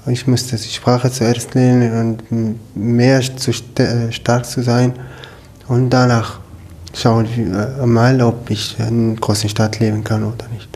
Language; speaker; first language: German; non-native, learner; Arabic